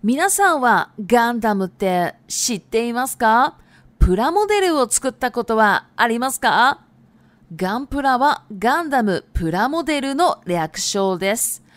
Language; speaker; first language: Japanese; non-native, fluent; Chinese